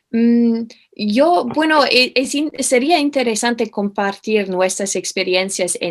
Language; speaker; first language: Spanish; non-native, fluent; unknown